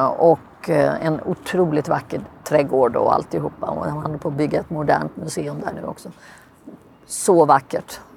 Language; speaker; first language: Swedish; native; Swedish